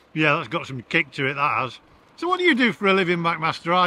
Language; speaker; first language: English; native; English